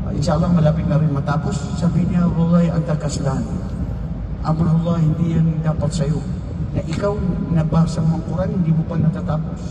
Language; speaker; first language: Filipino; non-native, local second language; Maranao